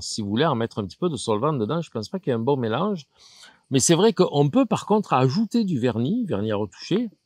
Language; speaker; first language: French; native; French